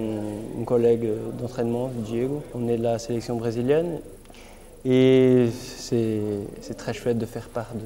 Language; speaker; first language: French; early bilingual, other home language; Portuguese